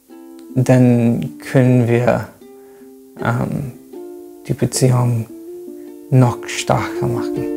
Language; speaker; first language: German; non-native, learner; English